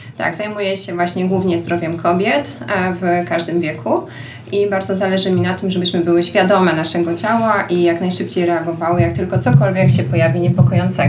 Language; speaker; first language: Polish; native; Polish